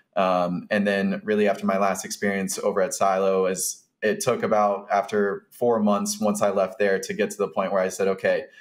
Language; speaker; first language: English; native; English